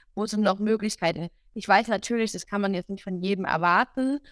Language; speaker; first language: German; non-native, fluent; English